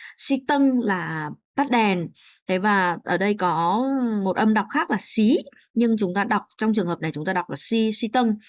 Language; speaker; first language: Vietnamese; native; Vietnamese